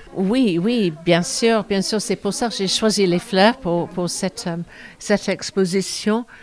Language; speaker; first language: French; non-native, fluent; English